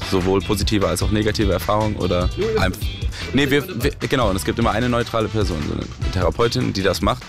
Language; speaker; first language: German; native; German